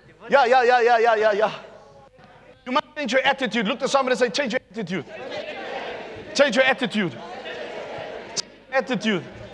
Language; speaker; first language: English; non-native, local second language; Afrikaans